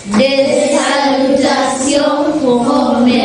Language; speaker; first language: French; non-native, learner; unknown